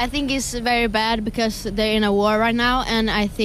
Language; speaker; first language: English; non-native, fluent; Swedish